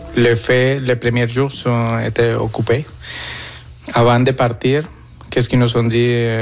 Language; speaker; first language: French; non-native, fluent; Spanish